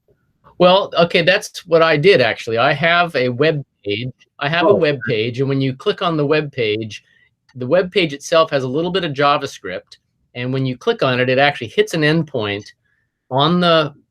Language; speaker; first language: English; native; English